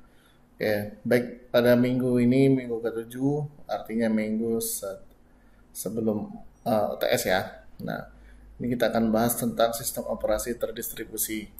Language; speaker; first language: Indonesian; native; Indonesian